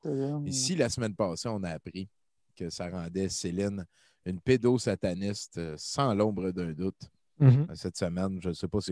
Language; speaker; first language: French; native; French